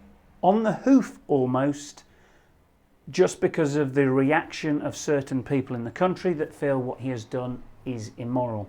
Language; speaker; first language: English; native; English